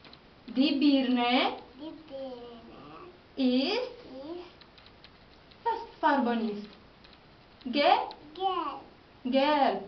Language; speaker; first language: German; non-native, learner; Romanian